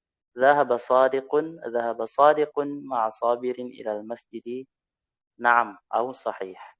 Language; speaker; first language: Arabic; non-native, fluent; Indonesian